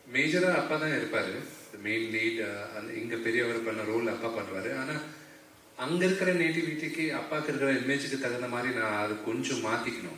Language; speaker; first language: Tamil; non-native, local second language; Malayalam